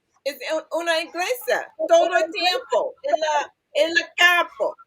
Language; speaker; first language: Spanish; non-native, learner; English